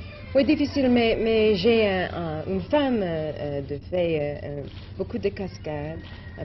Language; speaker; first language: French; non-native, learner; English